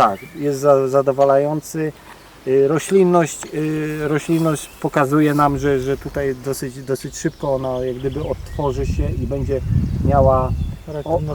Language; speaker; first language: Polish; native; Polish